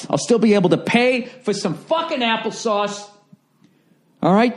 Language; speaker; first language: English; native; English